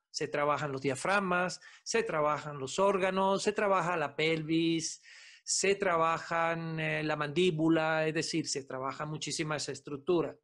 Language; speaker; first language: Spanish; non-native, fluent; Italian